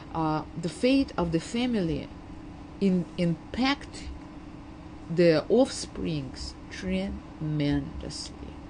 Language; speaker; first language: English; non-native, fluent; Uzbek